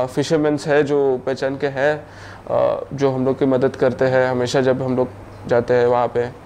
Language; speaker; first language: Hindi; non-native, local second language; Marathi